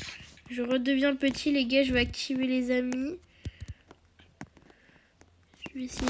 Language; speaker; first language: French; native; French